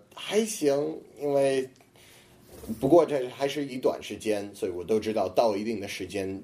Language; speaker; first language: Chinese; non-native, fluent; English